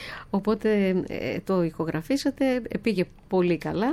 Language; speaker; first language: Greek; native; Greek